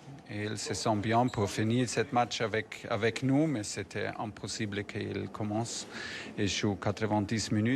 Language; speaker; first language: French; non-native, fluent; German